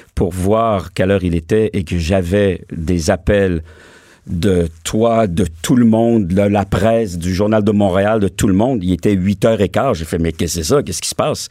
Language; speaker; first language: French; native; French